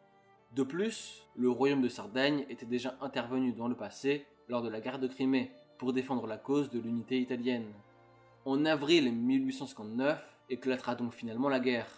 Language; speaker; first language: French; native; French